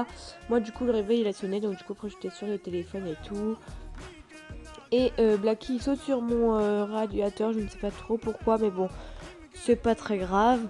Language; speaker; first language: French; native; French